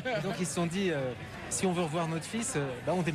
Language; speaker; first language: French; native; French